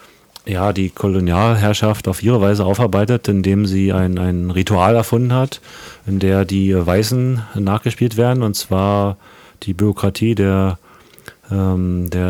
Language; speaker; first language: German; native; German